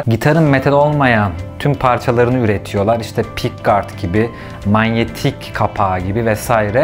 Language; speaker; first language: Turkish; native; Turkish